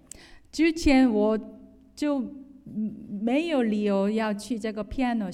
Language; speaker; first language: Chinese; non-native, fluent; Korean